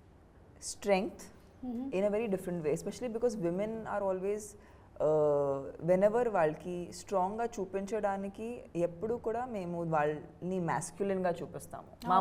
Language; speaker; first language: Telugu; non-native, fluent; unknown